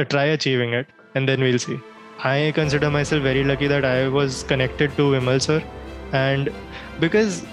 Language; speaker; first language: English; non-native, local second language; Hindi